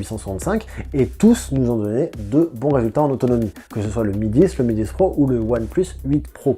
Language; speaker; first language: French; native; French